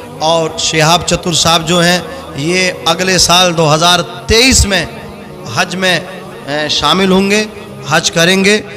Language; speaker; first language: Urdu; native; Urdu